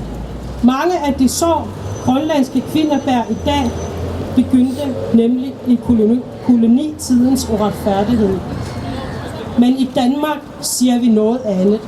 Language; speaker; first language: Danish; non-native, local second language; Kalaallisut